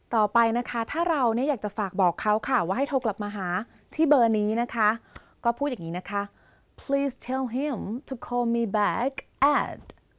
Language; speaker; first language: Thai; native; Thai